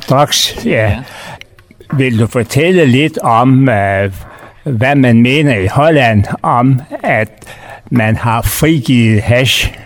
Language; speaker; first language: Danish; native; Danish